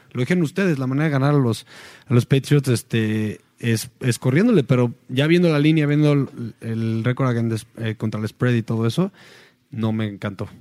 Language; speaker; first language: Spanish; native; Spanish